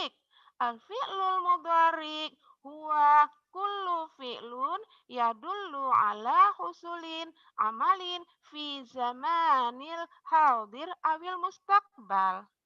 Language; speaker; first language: Arabic; non-native, fluent; Indonesian